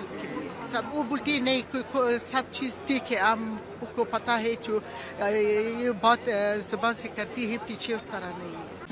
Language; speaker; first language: Hindi; non-native, learner; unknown